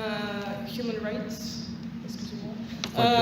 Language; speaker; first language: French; non-native, fluent; Russian